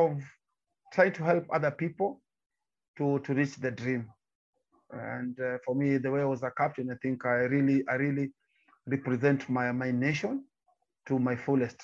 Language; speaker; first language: English; non-native, local second language; Luo (Kenya and Tanzania)